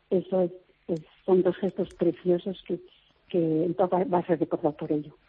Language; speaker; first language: Spanish; native; Spanish